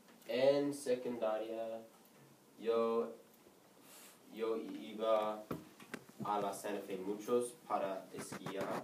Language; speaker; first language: Spanish; non-native, learner; English